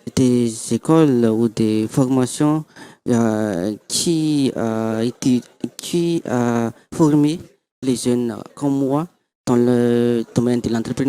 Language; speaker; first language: French; non-native, local second language; Malagasy